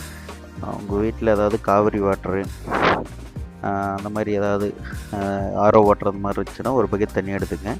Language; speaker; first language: Tamil; native; Tamil